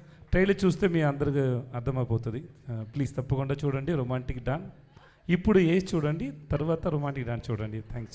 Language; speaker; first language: Telugu; non-native, learner; Tamil